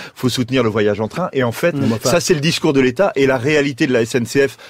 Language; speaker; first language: French; native; French